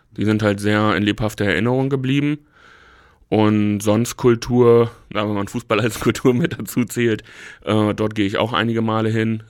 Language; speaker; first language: German; native; German